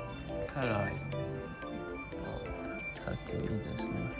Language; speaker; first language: Japanese; non-native, learner; English